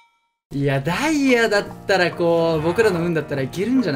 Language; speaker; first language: Japanese; native; Japanese